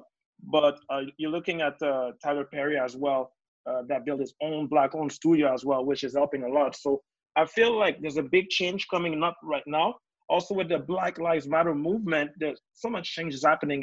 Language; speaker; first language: English; non-native, fluent; French